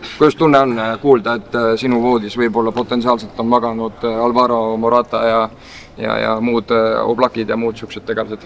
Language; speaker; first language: Estonian; native; Estonian